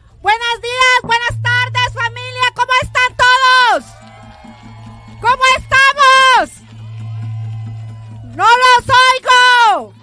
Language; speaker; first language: Spanish; early bilingual, heritage; Spanish